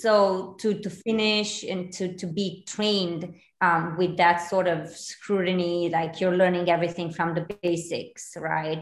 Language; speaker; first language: English; non-native, fluent; Romanian